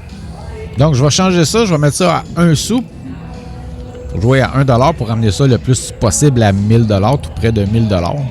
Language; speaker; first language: French; native; French